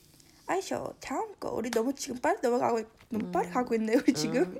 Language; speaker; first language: Korean; early bilingual, heritage; Korean